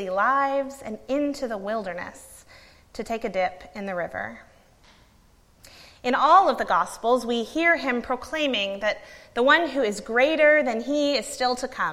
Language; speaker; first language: English; native; English